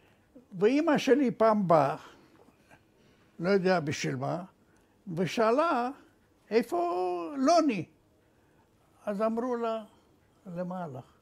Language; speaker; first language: Hebrew; non-native, fluent; Romanian